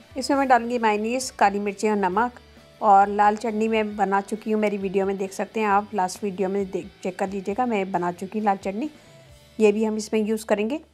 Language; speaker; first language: Urdu; native; Urdu